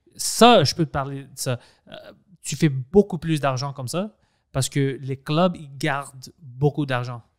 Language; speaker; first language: French; non-native, fluent; Greek